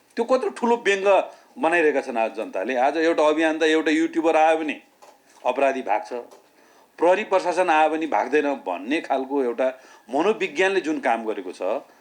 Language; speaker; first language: Nepali; native; Nepali